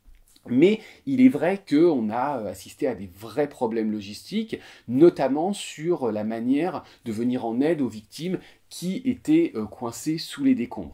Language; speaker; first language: French; native; French